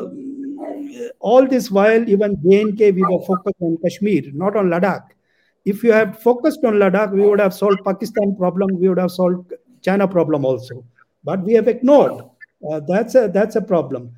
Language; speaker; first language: English; non-native, local second language; Ladakhi